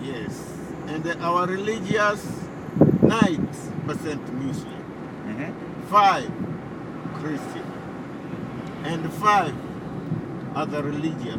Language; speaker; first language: English; non-native, local second language; Swahili